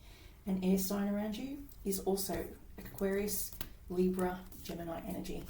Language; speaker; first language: English; native; English